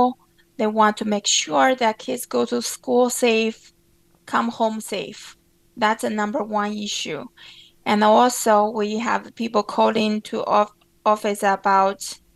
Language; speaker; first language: English; non-native, fluent; Chinese